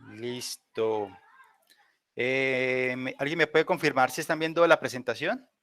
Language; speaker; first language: Spanish; native; Spanish